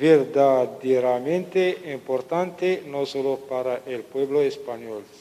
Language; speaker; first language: Spanish; non-native, learner; Riffian